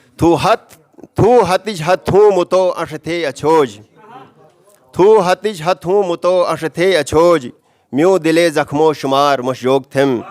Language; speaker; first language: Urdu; non-native, local second language; Shina